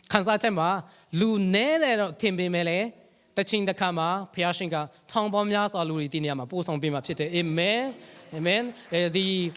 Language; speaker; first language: Burmese; non-native, local second language; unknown